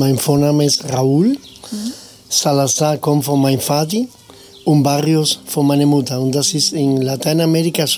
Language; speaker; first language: German; non-native, fluent; Spanish